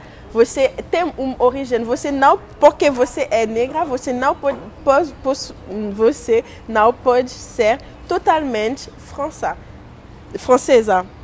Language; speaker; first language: Portuguese; non-native, learner; French